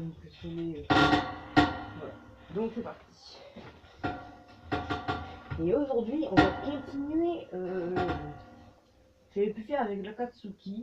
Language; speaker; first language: French; native; French